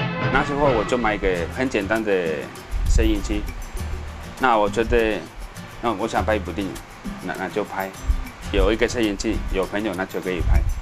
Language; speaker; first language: Chinese; non-native, fluent; Spanish